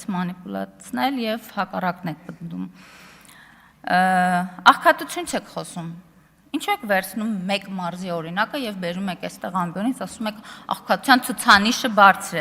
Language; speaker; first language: Armenian; native; Armenian